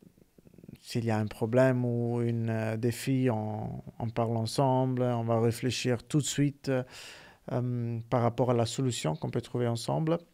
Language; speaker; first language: French; non-native, fluent; Italian